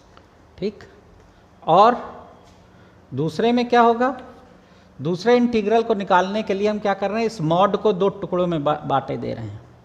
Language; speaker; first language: Hindi; native; Hindi